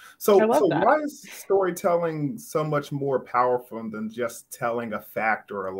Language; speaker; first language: English; native; English